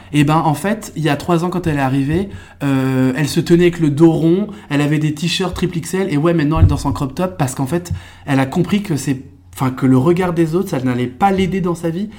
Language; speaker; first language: French; native; French